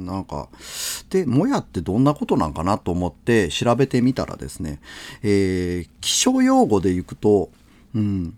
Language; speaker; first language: Japanese; native; Japanese